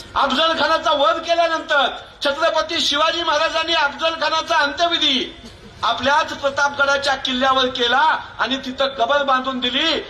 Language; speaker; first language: Marathi; native; Marathi